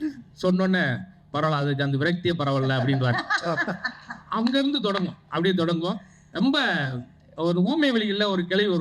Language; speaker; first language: Tamil; native; Tamil